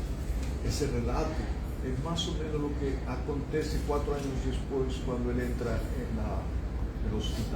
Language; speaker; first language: Portuguese; non-native, fluent; Spanish